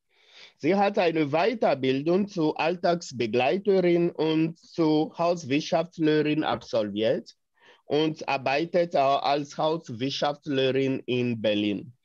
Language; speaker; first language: German; non-native, fluent; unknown